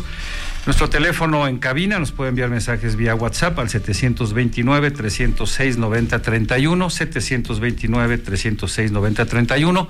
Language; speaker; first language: Spanish; native; Spanish